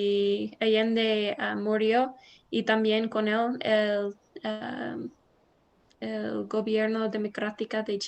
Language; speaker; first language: Spanish; non-native, learner; English